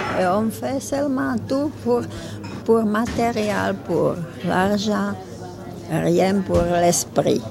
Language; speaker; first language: French; non-native, learner; Czech